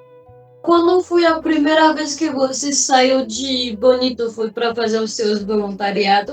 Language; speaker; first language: Portuguese; non-native, fluent; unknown